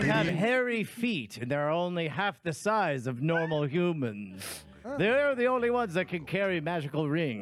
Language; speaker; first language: English; native; English